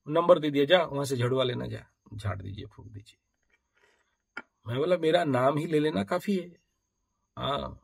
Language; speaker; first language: Hindi; native; Hindi